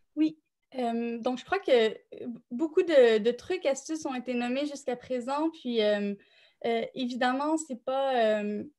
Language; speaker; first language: French; native; French